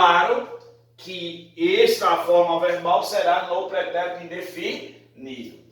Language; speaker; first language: Spanish; non-native, fluent; Portuguese